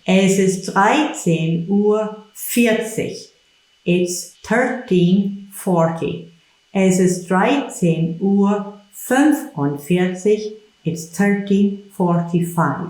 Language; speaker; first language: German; non-native, fluent; English